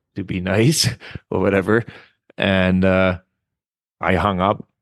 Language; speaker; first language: English; non-native, fluent; German